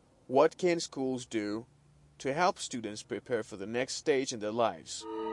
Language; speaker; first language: English; non-native, fluent; Persian